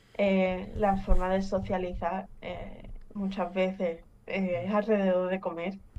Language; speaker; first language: Spanish; early bilingual, other home language; English